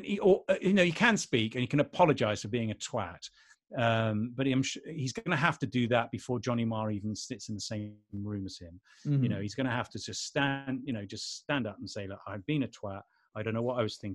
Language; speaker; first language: English; native; English